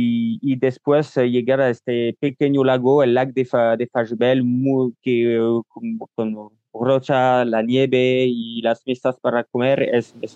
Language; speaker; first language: Spanish; non-native, learner; French